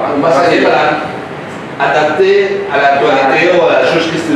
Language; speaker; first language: French; non-native, learner; Spanish